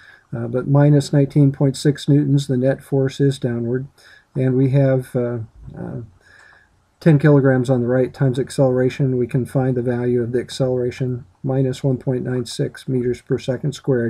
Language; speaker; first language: English; native; English